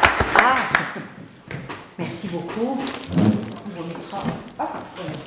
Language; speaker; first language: French; native; French